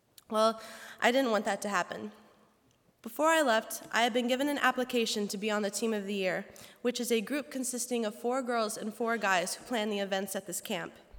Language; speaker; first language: English; native; English